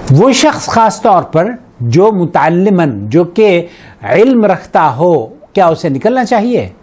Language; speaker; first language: Urdu; native; Urdu